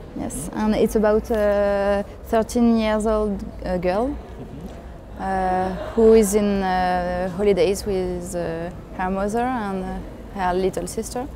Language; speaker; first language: English; non-native, learner; French